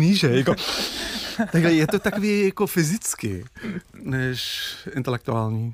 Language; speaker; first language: Czech; non-native, fluent; English